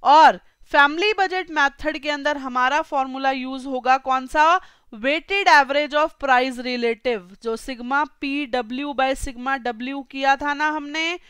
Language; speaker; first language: Hindi; native; Hindi